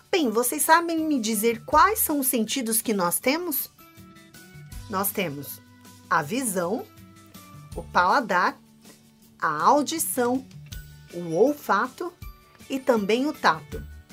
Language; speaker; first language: Portuguese; native; Portuguese